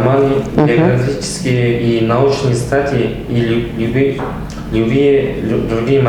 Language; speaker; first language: Russian; non-native, local second language; Kazakh